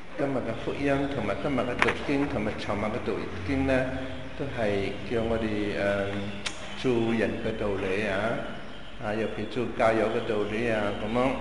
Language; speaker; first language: Chinese; non-native, fluent; Cantonese